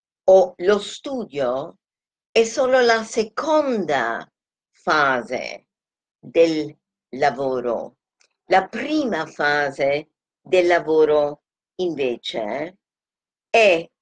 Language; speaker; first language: Italian; non-native, fluent; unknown